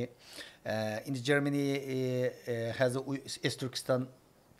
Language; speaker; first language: English; non-native, learner; Chinese